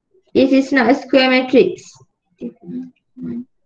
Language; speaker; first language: English; non-native, local second language; Malay